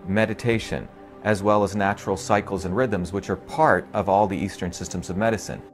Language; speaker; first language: English; non-native, local second language; Tamil